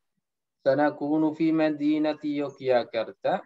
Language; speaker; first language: Arabic; non-native, fluent; Indonesian